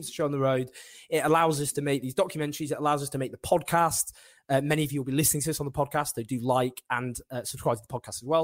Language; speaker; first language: English; native; English